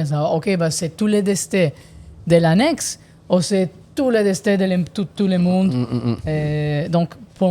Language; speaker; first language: French; non-native, learner; Italian